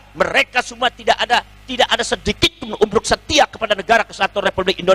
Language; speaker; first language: Indonesian; non-native, local second language; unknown